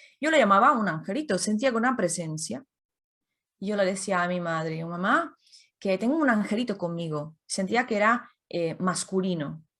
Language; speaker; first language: Spanish; non-native, fluent; Czech